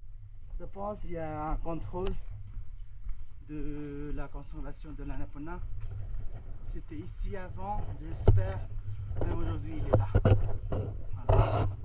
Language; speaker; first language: French; non-native, fluent; Nepali